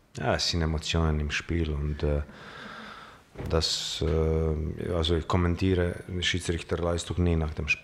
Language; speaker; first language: German; non-native, fluent; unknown